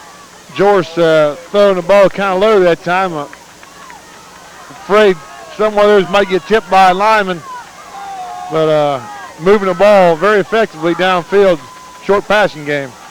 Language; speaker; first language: English; native; English